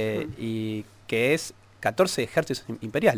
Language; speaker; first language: Spanish; native; Spanish